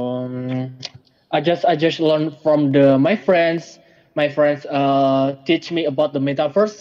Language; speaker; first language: English; non-native, learner; Indonesian